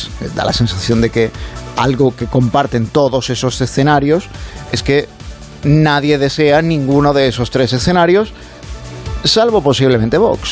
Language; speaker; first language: Spanish; native; Spanish